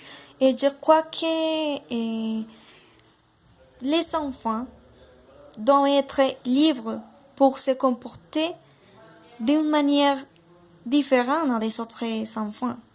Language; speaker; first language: French; non-native, learner; Spanish